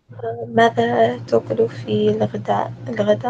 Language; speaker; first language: Arabic; non-native, learner; English